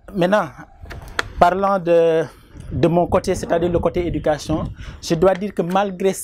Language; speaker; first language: French; non-native, local second language; Wolof